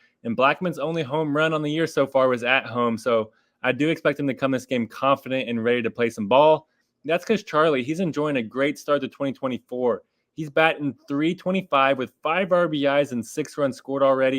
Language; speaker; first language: English; native; English